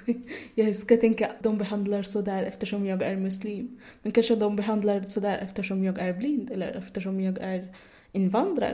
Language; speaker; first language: Swedish; non-native, fluent; Arabic